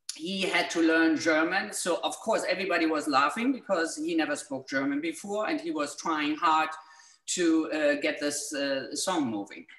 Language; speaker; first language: English; non-native, fluent; German